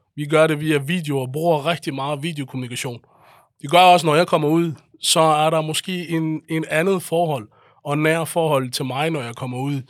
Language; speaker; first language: Danish; early bilingual, other home language; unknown